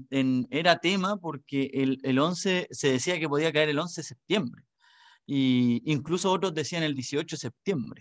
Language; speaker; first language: Spanish; native; Spanish